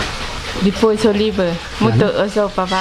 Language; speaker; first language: German; non-native, learner; Thai